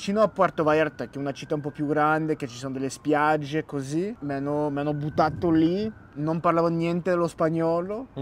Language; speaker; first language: Italian; non-native, fluent; English